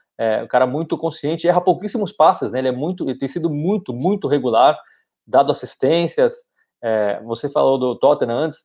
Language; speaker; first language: Portuguese; native; Portuguese